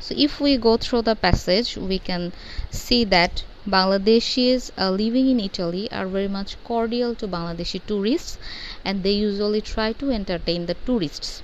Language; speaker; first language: English; non-native, local second language; Bangla